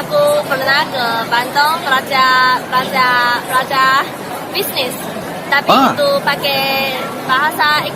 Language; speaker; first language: Indonesian; non-native, learner; Chinese